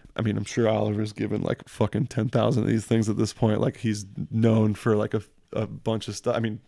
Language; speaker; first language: English; early bilingual, other home language; French